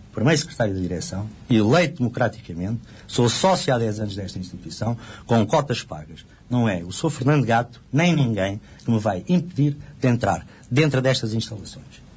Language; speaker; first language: Portuguese; native; Portuguese